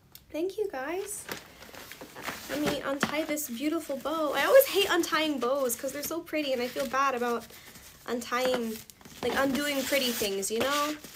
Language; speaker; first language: English; early bilingual, other home language; Korean